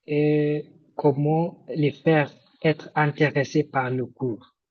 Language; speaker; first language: French; non-native, fluent; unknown